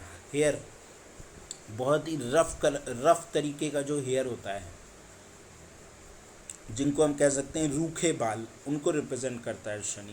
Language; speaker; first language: Hindi; native; Hindi